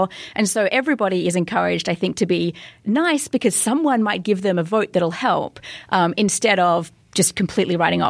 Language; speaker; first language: English; native; English